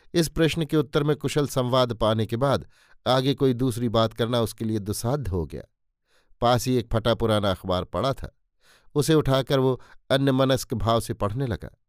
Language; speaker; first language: Hindi; native; Hindi